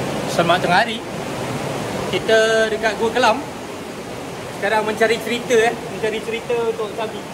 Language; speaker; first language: Malay; native; Malay